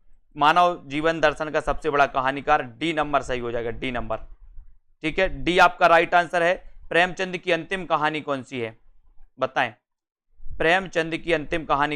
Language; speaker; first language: Hindi; native; Hindi